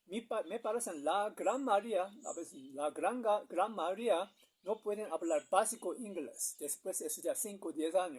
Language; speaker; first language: Spanish; non-native, learner; Korean